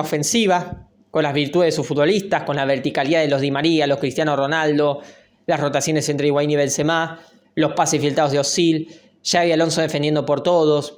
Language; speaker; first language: Spanish; native; Spanish